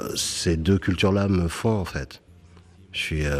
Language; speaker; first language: French; early bilingual, other home language; Fula